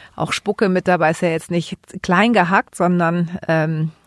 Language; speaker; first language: German; early bilingual, other home language; Greek